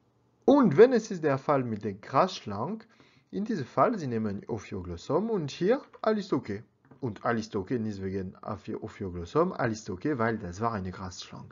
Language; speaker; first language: German; non-native, learner; French